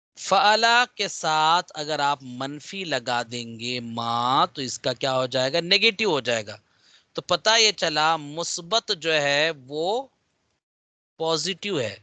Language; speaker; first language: Urdu; native; Urdu